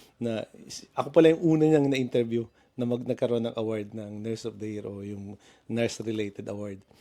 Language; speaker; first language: Filipino; native; Filipino